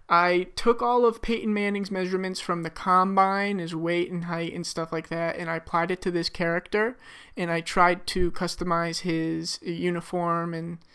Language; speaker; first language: English; native; English